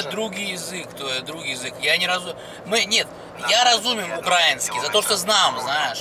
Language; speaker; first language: Serbian; non-native, learner; Russian